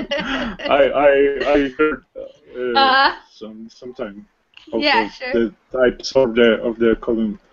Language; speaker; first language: English; non-native, learner; Spanish